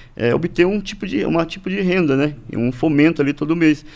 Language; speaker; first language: Portuguese; native; Portuguese